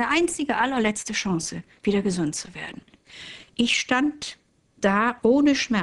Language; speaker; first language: German; native; German